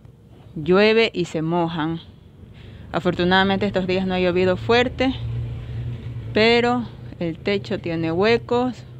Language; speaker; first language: Spanish; native; Spanish